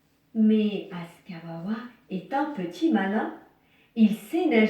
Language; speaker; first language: French; native; French